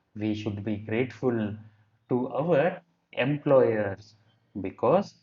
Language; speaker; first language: English; non-native, local second language; Kannada